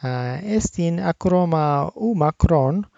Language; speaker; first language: Greek; non-native, learner; English